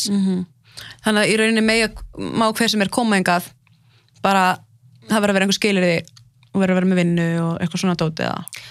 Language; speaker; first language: Icelandic; early bilingual, other home language; Arabic